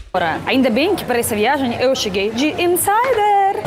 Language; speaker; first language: Portuguese; non-native, fluent; Russian